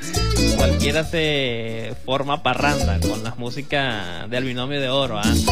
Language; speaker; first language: Spanish; native; Spanish